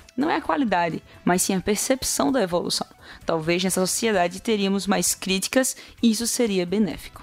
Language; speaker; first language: Portuguese; native; Portuguese